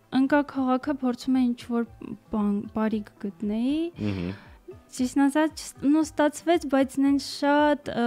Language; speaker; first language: Armenian; native; Armenian